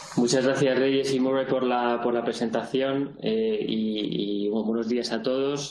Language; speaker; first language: Spanish; native; Spanish